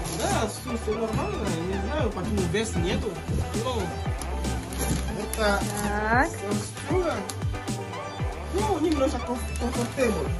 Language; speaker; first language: Russian; non-native, learner; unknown